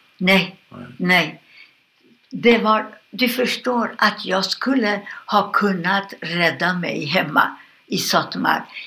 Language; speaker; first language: Swedish; non-native, fluent; Hungarian